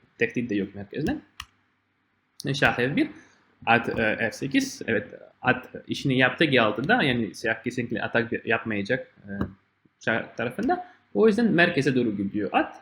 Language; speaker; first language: Turkish; non-native, fluent; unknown